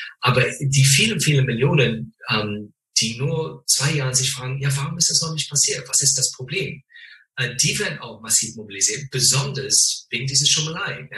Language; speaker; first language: German; non-native, fluent; English